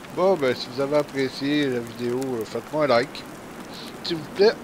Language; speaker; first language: French; native; French